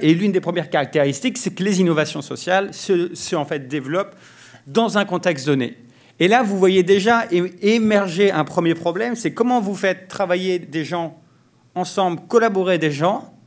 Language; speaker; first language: French; native; French